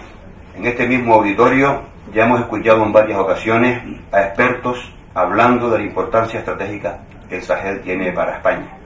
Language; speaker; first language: Spanish; native; Spanish